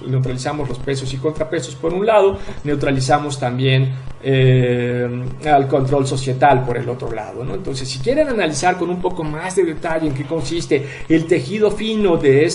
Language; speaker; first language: Spanish; native; Spanish